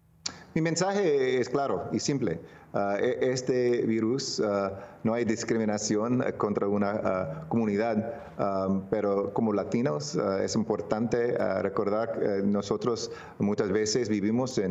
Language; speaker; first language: Spanish; non-native, local second language; English